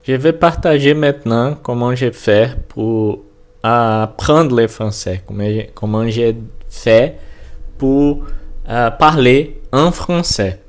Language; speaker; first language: French; non-native, learner; Portuguese